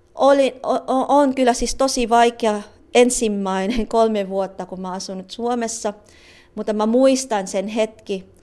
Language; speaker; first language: Finnish; non-native, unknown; Filipino